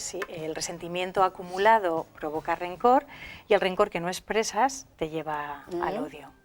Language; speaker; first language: Spanish; native; Spanish